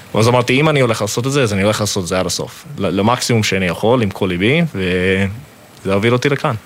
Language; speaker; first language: Hebrew; non-native, fluent; English